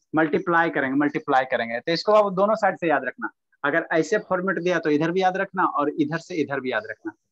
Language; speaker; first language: Hindi; native; Hindi